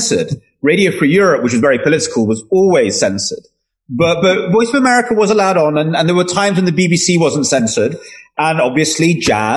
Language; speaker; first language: English; native; English